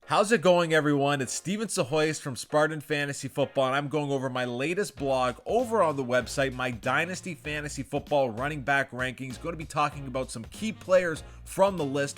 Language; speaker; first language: English; native; English